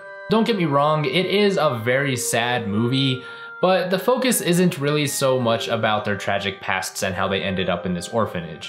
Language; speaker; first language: English; native; English